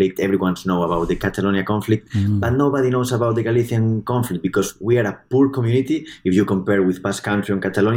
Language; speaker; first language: English; non-native, fluent; Spanish